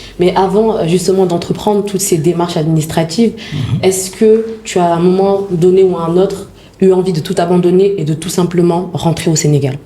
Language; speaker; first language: French; early bilingual, other home language; Wolof